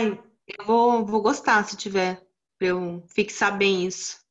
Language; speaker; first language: Portuguese; native; Portuguese